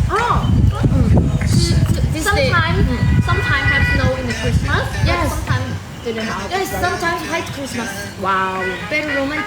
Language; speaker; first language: English; non-native, learner; Thai